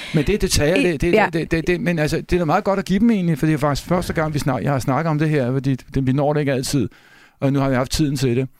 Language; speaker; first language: Danish; native; Danish